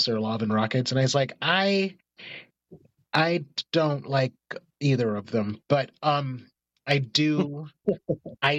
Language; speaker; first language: English; native; English